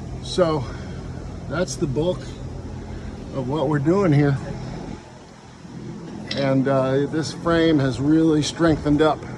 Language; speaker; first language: English; native; English